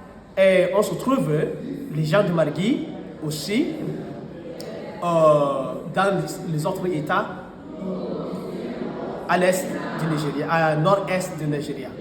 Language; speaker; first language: French; non-native, fluent; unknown